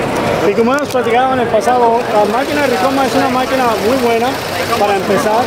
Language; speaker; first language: Spanish; early bilingual, heritage; Spanish